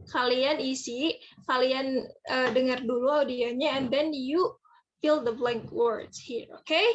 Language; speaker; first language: English; non-native, fluent; Indonesian